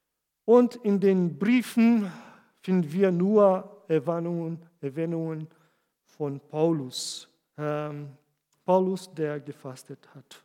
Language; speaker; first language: German; non-native, fluent; Portuguese